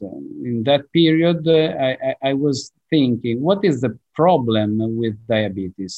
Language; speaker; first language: English; non-native, fluent; Italian